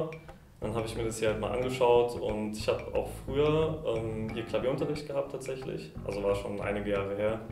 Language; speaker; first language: German; native; German